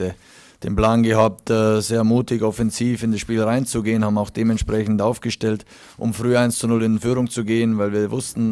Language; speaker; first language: German; native; German